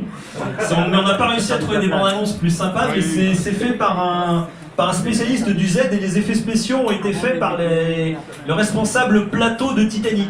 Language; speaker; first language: French; native; French